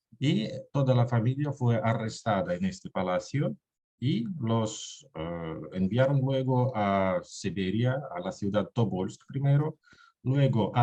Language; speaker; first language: Spanish; non-native, fluent; Russian